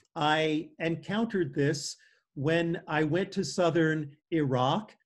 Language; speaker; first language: English; native; English